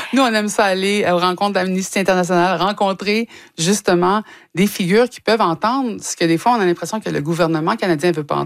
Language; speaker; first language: French; native; French